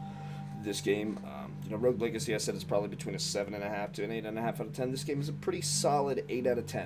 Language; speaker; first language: English; native; English